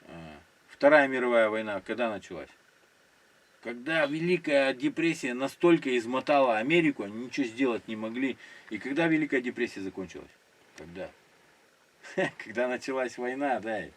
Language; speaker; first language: Russian; native; Russian